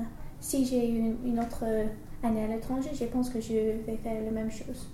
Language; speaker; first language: French; non-native, learner; English